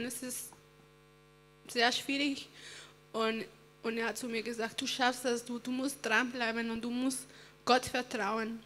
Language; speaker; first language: German; non-native, fluent; Spanish